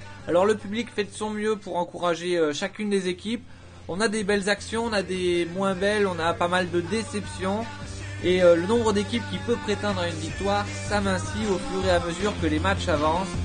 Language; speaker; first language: French; native; French